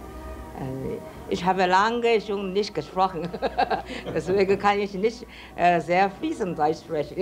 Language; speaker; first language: German; non-native, learner; Chinese